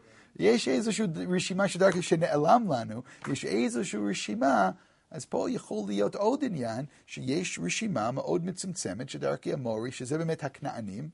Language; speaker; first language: Hebrew; non-native, fluent; English